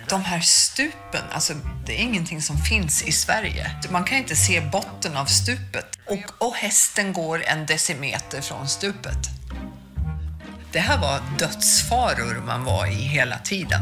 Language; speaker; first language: Swedish; native; Swedish